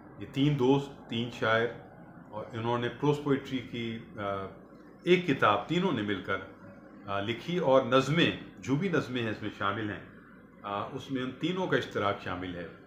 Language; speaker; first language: Urdu; native; Urdu